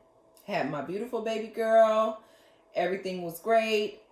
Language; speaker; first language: English; native; English